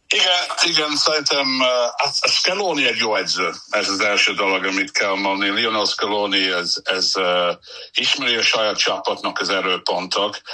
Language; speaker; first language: Hungarian; non-native, learner; English